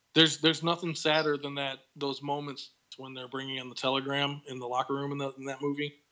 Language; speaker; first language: English; native; English